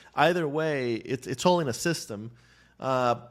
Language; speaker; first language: English; non-native, fluent; Spanish